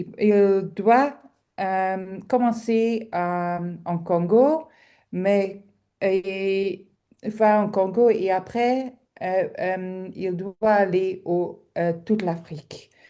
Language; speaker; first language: French; non-native, local second language; Dutch